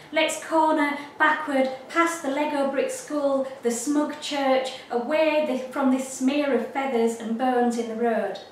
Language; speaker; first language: English; native; English